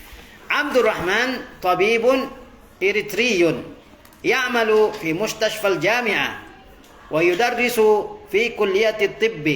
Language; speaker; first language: Arabic; non-native, fluent; Indonesian